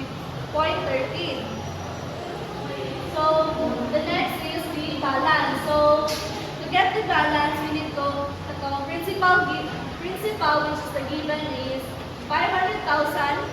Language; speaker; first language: English; non-native, local second language; Cebuano